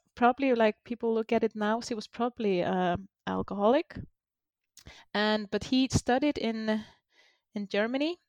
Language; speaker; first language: English; non-native, fluent; Icelandic